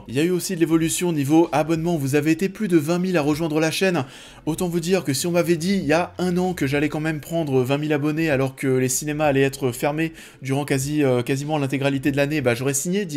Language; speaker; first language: French; native; French